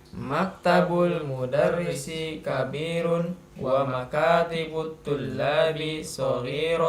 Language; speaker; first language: Arabic; non-native, learner; Indonesian